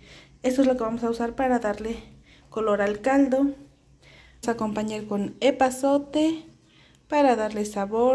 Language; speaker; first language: Spanish; native; Spanish